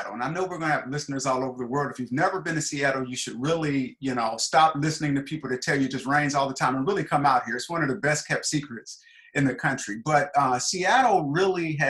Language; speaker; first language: English; native; English